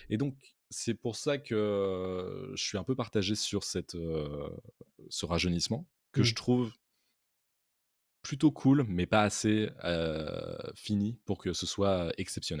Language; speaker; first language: French; native; French